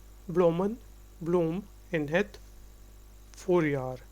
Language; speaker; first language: Dutch; non-native, learner; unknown